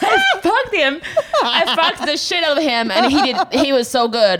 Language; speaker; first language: English; non-native, fluent; Chinese